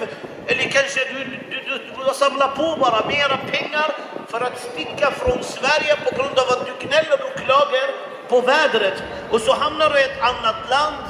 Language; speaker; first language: Swedish; non-native, fluent; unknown